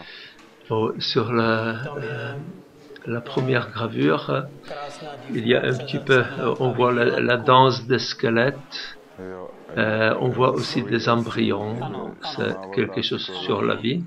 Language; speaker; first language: French; non-native, fluent; Czech